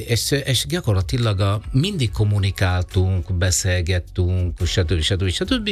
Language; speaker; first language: Hungarian; non-native, learner; Italian